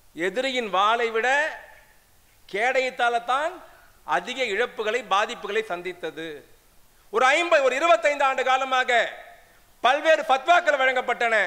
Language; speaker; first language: Tamil; non-native, local second language; Urdu